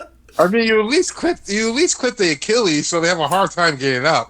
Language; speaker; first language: English; native; English